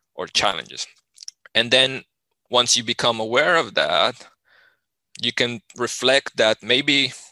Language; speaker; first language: English; non-native, fluent; Spanish